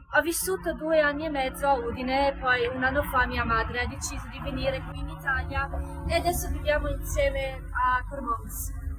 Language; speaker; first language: Italian; early bilingual, heritage; German